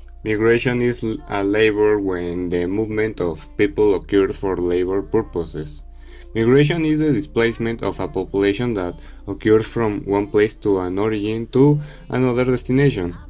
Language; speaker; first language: English; non-native, learner; Spanish